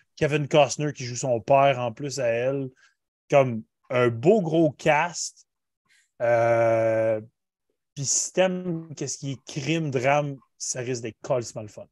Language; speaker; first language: French; native; French